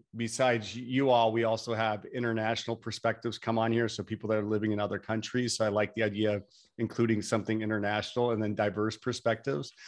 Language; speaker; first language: English; native; English